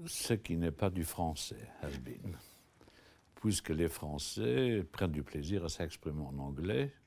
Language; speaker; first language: French; non-native, local second language; Luxembourgish